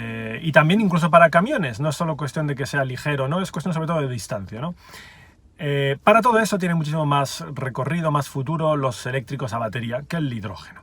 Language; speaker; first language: Spanish; native; Spanish